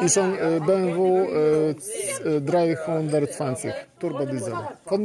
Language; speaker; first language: German; non-native, learner; Polish